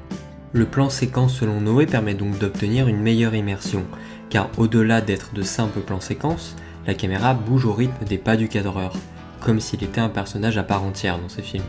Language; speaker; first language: French; native; French